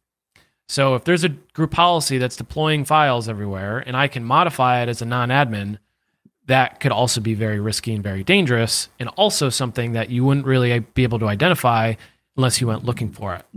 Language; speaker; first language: English; native; English